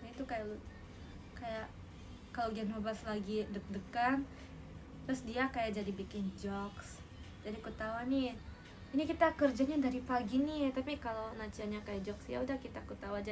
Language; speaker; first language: Indonesian; native; Indonesian